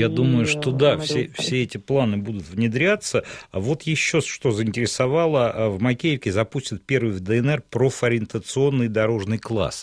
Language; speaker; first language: Russian; native; Russian